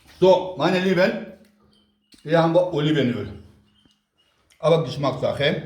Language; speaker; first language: German; non-native, local second language; Kurdish